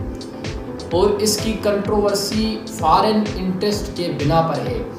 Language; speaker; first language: Urdu; native; Urdu